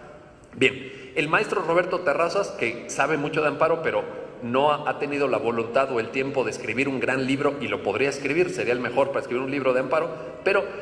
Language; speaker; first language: Spanish; native; Spanish